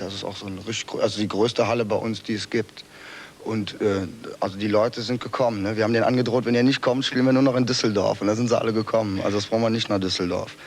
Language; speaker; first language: German; native; German